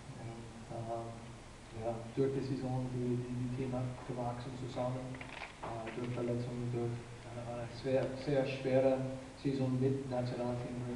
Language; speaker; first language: German; non-native, fluent; English